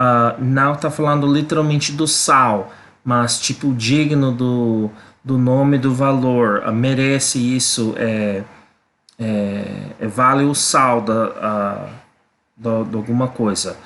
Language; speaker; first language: Portuguese; non-native, learner; English